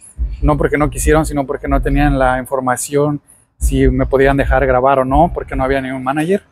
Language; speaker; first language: Spanish; early bilingual, heritage; Spanish